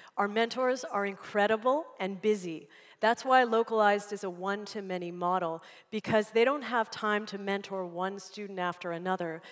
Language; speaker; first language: English; native; English